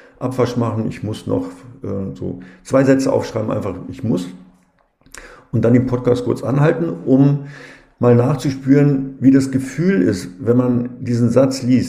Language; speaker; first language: German; native; German